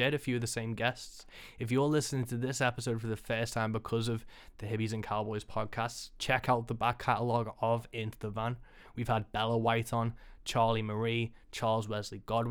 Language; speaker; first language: English; native; English